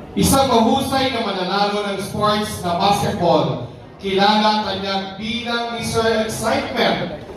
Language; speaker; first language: Filipino; native; Filipino